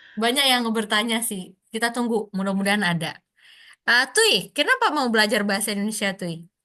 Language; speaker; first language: Indonesian; native; Indonesian